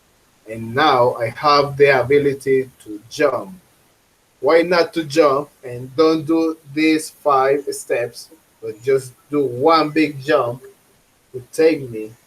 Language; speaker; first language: English; non-native, fluent; Spanish